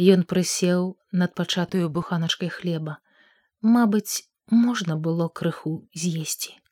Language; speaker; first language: Belarusian; native; Belarusian